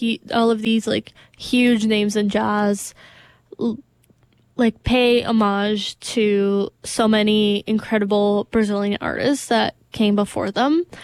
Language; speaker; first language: English; non-native, fluent; Portuguese